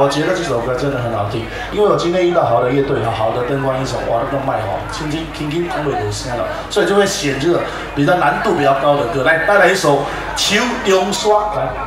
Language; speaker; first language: Chinese; non-native, local second language; Min Nan Chinese